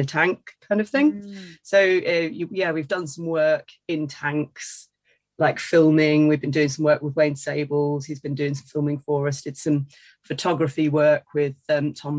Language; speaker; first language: English; native; English